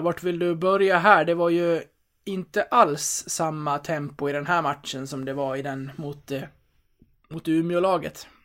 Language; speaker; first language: Swedish; native; Swedish